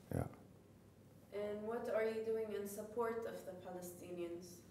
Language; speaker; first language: English; non-native, fluent; Arabic